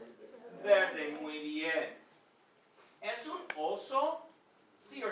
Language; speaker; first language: Spanish; non-native, fluent; English